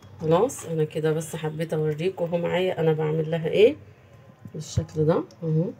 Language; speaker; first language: Arabic; native; Arabic